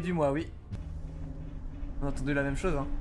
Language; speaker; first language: French; native; French